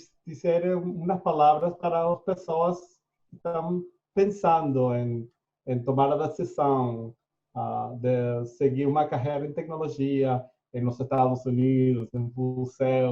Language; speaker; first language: Portuguese; non-native, fluent; Spanish